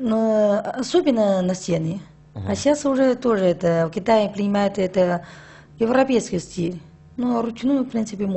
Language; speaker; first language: Russian; non-native, learner; Chinese